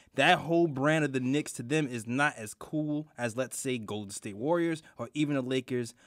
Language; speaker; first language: English; native; English